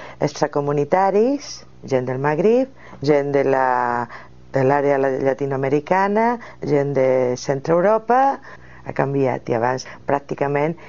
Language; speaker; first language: Catalan; non-native, local second language; Spanish